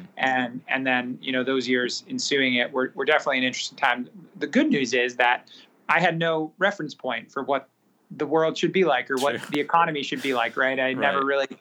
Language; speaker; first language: English; native; English